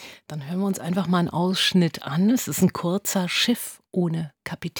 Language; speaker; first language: German; native; German